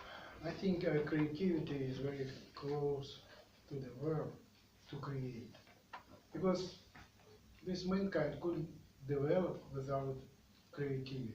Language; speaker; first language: English; non-native, fluent; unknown